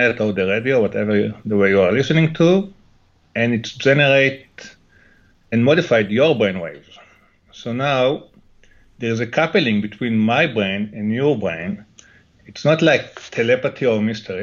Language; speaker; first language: English; non-native, fluent; Hebrew